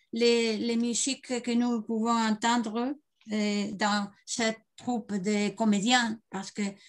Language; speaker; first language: French; non-native, learner; Spanish